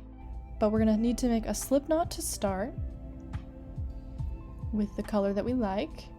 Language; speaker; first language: English; native; English